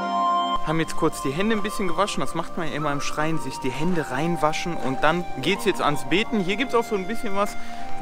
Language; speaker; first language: German; native; German